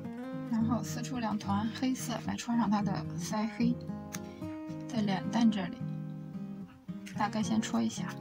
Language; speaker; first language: Chinese; native; Chinese